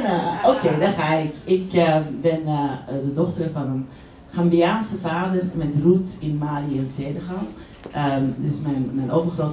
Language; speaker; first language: Dutch; native; Dutch